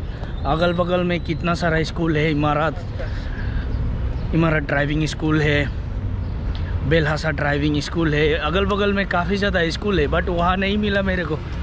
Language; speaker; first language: Hindi; non-native, local second language; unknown